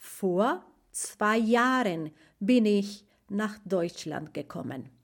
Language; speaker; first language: German; non-native, fluent; Spanish